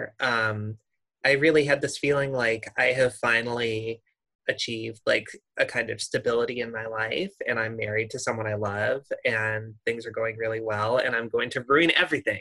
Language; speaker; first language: English; native; English